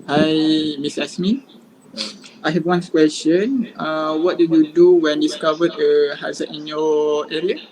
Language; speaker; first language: English; non-native, local second language; Malay